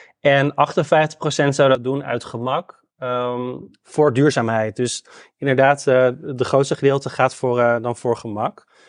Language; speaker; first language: Dutch; native; Dutch